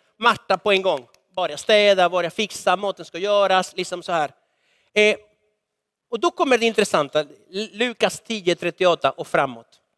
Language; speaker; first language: Swedish; non-native, fluent; Spanish